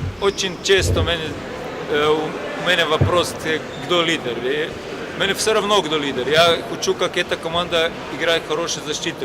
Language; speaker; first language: Russian; non-native, learner; Croatian